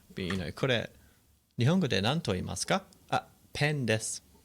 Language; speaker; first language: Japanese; non-native, fluent; English